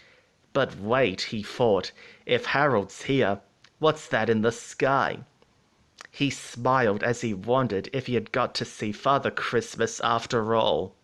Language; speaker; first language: English; native; English